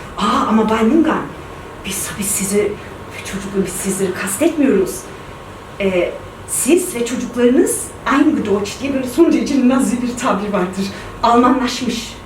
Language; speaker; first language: Turkish; early bilingual, heritage; Turkish